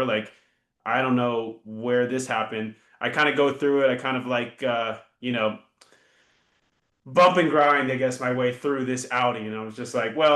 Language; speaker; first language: English; native; English